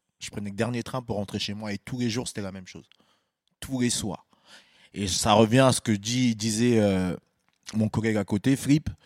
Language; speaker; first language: French; early bilingual, other home language; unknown